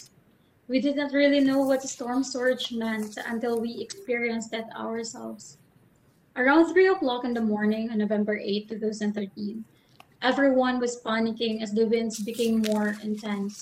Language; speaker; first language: English; non-native, local second language; Waray